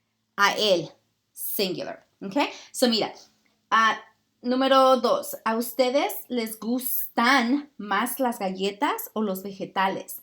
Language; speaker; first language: Spanish; early bilingual, heritage; Spanish